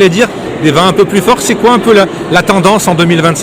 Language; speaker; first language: French; native; French